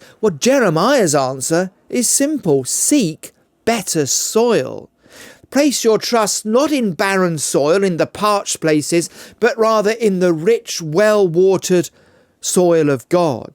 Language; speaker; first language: English; native; English